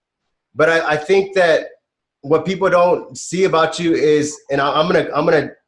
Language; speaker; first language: English; native; English